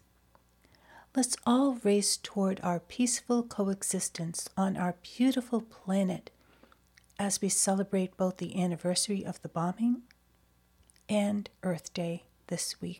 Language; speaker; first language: English; native; English